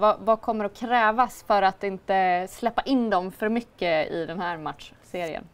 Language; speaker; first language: Swedish; native; Swedish